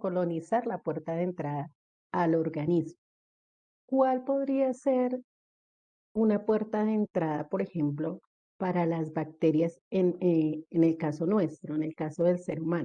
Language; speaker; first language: Spanish; native; Spanish